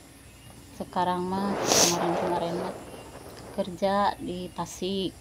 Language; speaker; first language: Indonesian; non-native, local second language; Sundanese